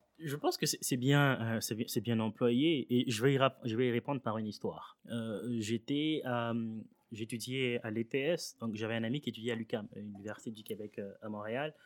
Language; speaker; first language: French; early bilingual, other home language; Swahili